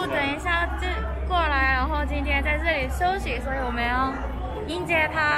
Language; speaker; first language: Chinese; non-native, fluent; Japanese